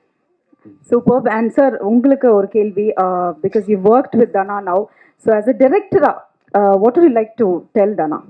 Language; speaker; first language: Tamil; native; Tamil